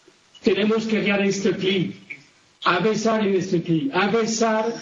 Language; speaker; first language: Spanish; non-native, fluent; Italian